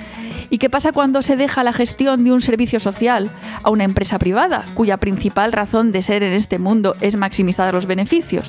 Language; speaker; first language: Spanish; native; Spanish